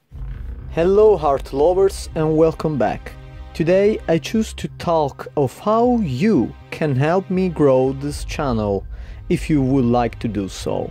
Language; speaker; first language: English; non-native, fluent; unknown